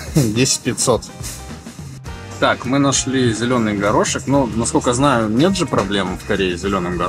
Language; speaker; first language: Russian; native; Russian